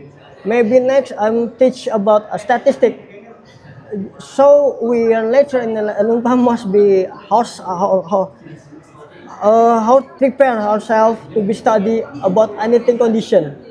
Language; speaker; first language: English; non-native, learner; Indonesian